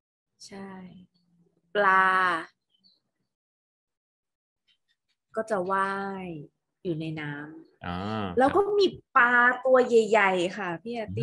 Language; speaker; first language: Thai; native; Thai